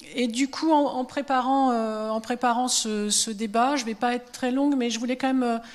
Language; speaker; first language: French; native; French